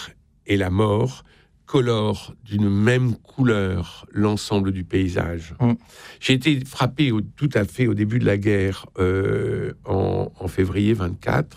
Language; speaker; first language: French; native; French